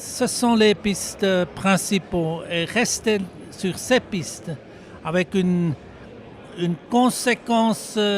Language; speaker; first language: French; non-native, local second language; German